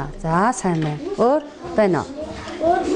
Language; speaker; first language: Mongolian; native; Mongolian